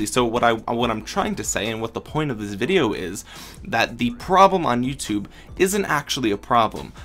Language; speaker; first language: English; native; English